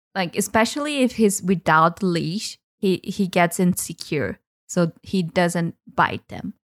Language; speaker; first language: English; non-native, fluent; Portuguese